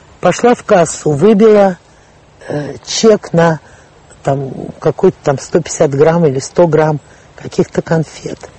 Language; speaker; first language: Russian; native; Russian